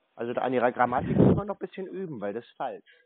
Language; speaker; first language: German; native; German